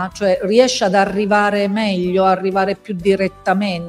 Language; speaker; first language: Italian; native; Italian